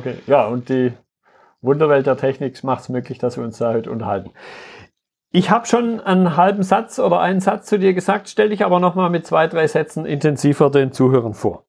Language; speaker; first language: German; native; German